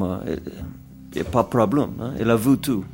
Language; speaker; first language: French; non-native, fluent; English